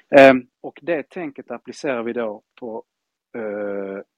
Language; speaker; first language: Swedish; early bilingual, heritage; Spanish